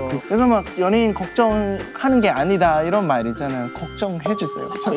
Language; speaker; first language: Korean; non-native, fluent; Thai